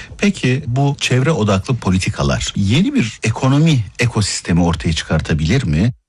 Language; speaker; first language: Turkish; native; Turkish